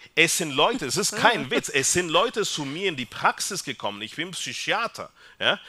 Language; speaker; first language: German; non-native, fluent; Spanish